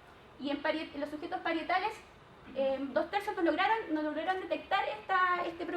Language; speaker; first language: Spanish; native; Spanish